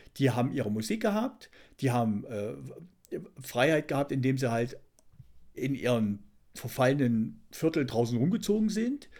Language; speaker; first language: German; native; German